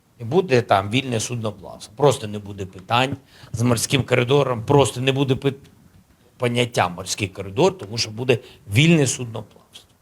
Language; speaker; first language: Ukrainian; native; Ukrainian